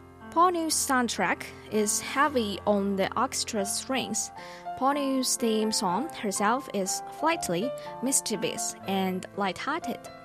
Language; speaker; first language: English; non-native, fluent; Chinese